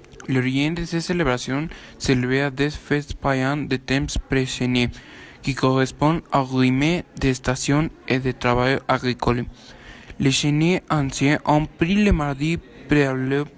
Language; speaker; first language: French; non-native, learner; Spanish